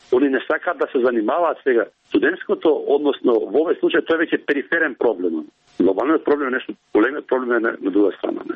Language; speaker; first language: Macedonian; native; Macedonian